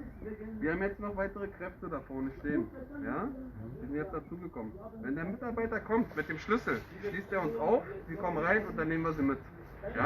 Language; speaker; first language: German; native; German